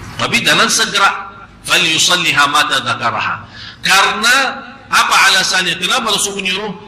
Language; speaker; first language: Malay; non-native, fluent; Arabic